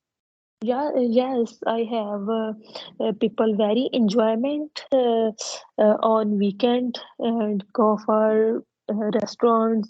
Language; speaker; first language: English; non-native, learner; Punjabi